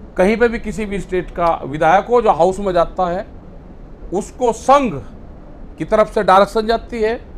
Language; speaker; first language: Hindi; native; Hindi